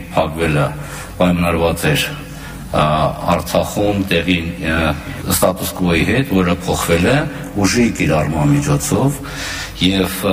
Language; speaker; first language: Armenian; native; Armenian